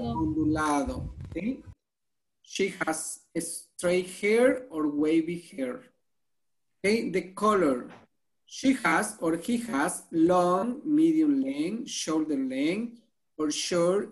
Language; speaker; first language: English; non-native, fluent; Spanish